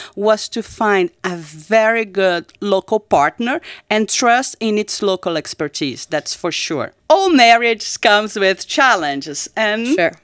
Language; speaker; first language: English; non-native, fluent; Portuguese